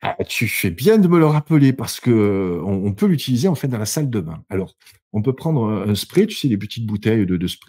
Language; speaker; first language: French; native; French